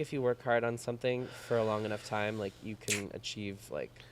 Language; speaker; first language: English; native; English